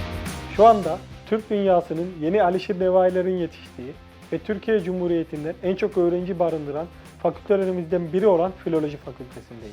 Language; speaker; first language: Turkish; native; Turkish